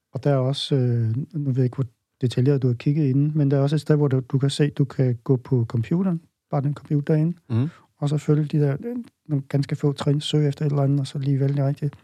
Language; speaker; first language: Danish; native; Danish